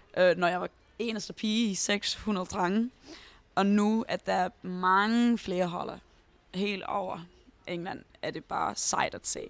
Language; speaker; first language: Danish; early bilingual, heritage; Danish